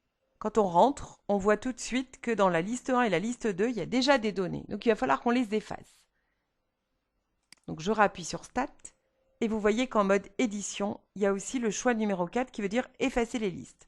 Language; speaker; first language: French; native; French